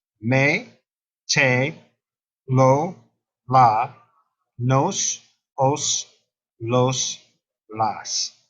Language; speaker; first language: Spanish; non-native, fluent; English